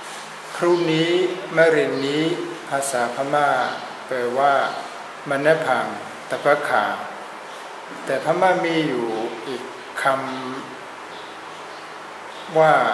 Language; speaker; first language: Thai; non-native, fluent; Burmese